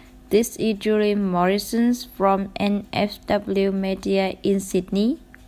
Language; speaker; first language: English; non-native, learner; Vietnamese